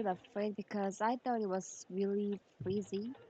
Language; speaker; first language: English; non-native, learner; Korean